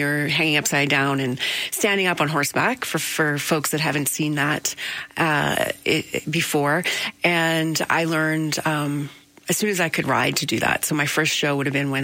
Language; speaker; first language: English; native; English